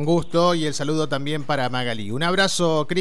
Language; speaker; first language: Spanish; native; Spanish